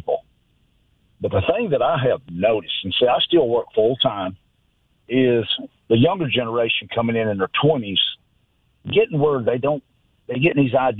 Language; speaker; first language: English; native; English